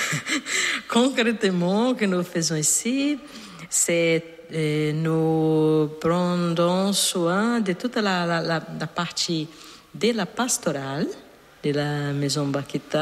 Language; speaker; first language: French; non-native, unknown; Portuguese